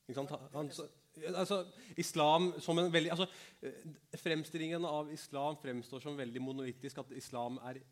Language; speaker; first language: Norwegian; early bilingual, other home language; Urdu